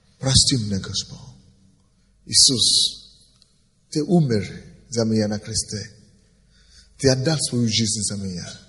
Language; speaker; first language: Russian; non-native, fluent; Yoruba